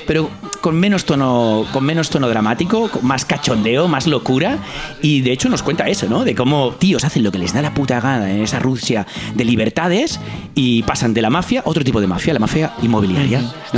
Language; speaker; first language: Spanish; non-native, local second language; Catalan